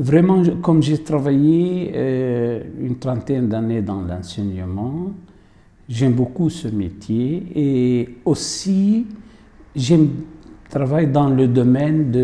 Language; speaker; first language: French; non-native, fluent; Arabic